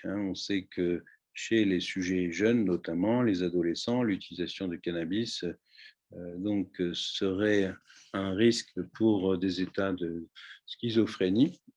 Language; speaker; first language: French; native; French